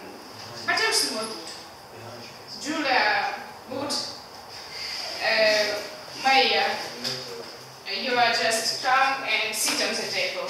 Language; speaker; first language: English; non-native, learner; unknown